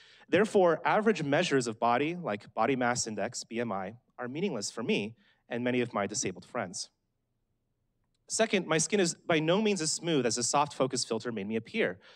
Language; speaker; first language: English; native; English